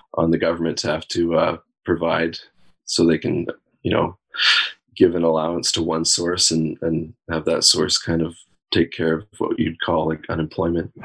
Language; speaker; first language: English; native; English